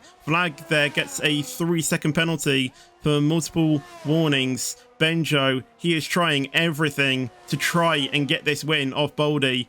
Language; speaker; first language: English; native; English